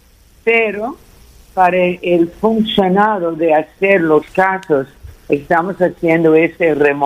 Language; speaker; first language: Spanish; early bilingual, heritage; Spanish